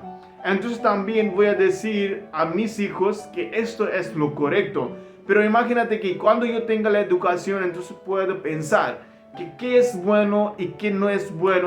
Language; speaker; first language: Spanish; non-native, learner; Hindi